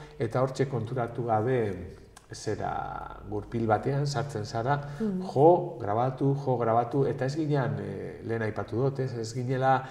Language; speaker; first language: Basque; native; Basque